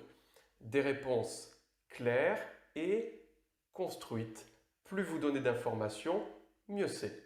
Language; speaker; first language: French; native; French